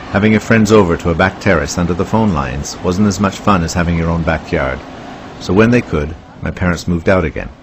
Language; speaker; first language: English; native; English